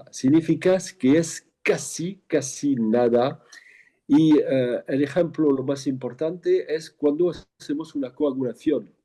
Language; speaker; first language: Spanish; non-native, fluent; French